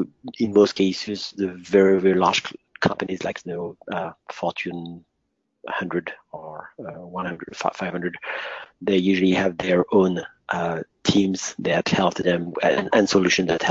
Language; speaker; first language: English; non-native, fluent; French